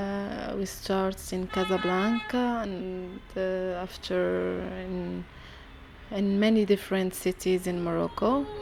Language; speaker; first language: English; non-native, learner; Arabic